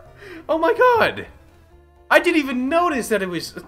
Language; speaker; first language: English; native; English